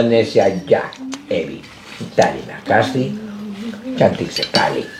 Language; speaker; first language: Indonesian; non-native, learner; Spanish